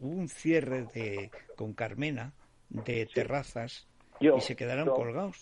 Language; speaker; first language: Spanish; native; Spanish